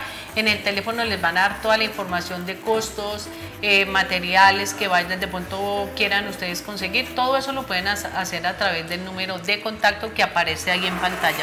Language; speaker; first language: Spanish; native; Spanish